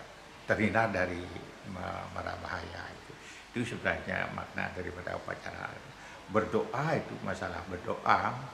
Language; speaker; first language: Indonesian; non-native, local second language; Balinese